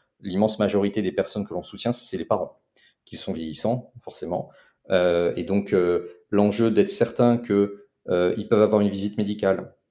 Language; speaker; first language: French; native; French